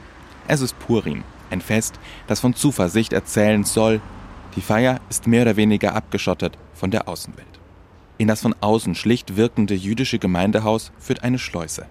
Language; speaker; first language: German; native; German